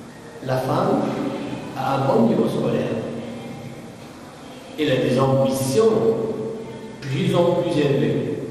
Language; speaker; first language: French; non-native, learner; Arabic